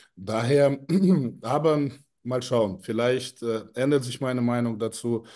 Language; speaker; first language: German; early bilingual, other home language; Russian